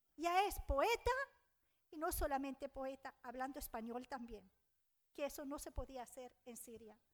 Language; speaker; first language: Spanish; non-native, fluent; Arabic